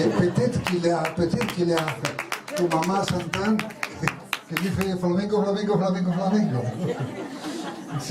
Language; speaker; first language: French; non-native, learner; Spanish